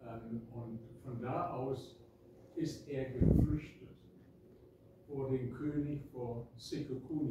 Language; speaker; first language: German; early bilingual, heritage; German